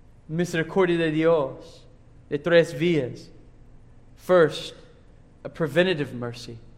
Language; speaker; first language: Spanish; non-native, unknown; English